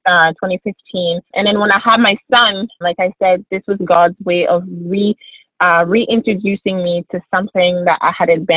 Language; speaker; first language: English; early bilingual, other home language; French